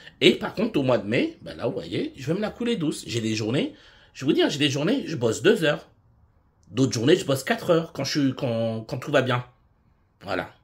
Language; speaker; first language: French; native; French